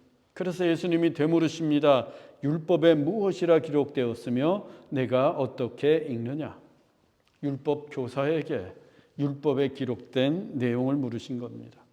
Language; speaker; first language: Korean; native; Korean